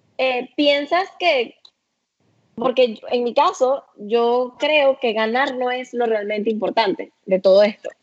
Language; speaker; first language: Spanish; native; Spanish